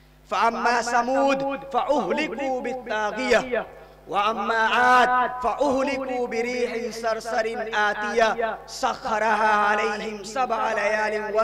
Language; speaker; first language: Arabic; non-native, learner; Urdu